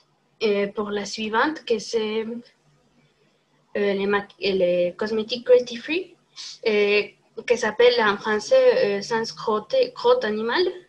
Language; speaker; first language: French; non-native, learner; Spanish